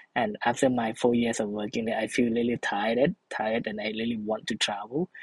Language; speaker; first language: English; non-native, fluent; Thai